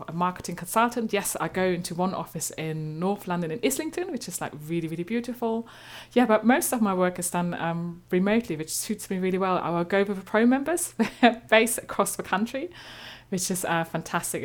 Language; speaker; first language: English; non-native, fluent; German